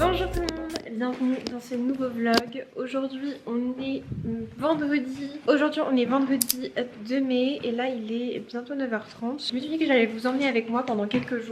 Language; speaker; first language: French; native; French